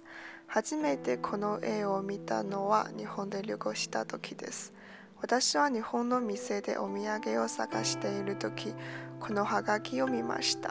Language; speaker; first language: Japanese; non-native, learner; Chinese